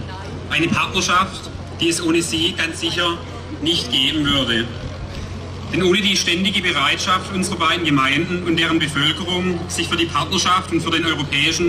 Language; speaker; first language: German; native; German